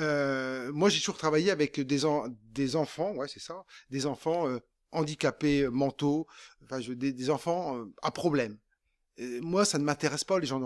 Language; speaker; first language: French; native; French